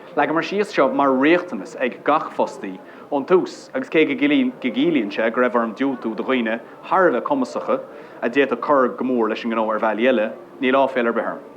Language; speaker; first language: Irish; non-native, local second language; English